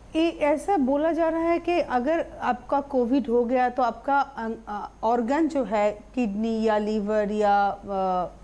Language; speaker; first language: Hindi; non-native, local second language; Bangla